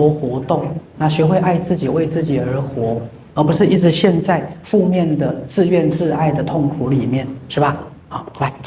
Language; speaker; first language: Chinese; native; Chinese